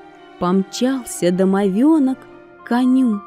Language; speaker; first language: Russian; native; Russian